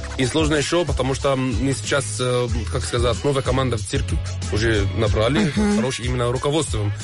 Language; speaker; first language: Russian; non-native, fluent; Arabic